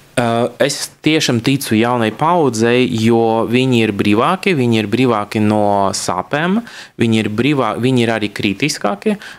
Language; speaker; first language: Latvian; native; Latvian